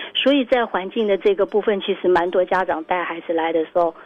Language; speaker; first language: Chinese; native; Chinese